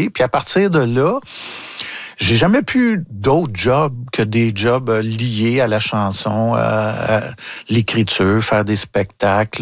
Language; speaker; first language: French; native; French